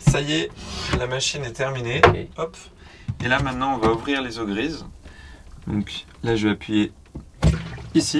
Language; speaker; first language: French; native; French